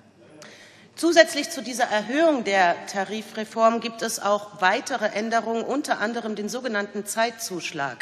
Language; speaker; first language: German; native; German